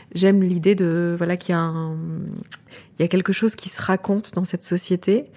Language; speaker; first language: French; native; French